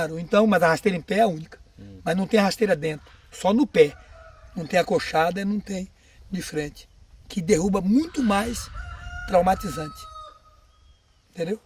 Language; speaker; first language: Portuguese; native; Portuguese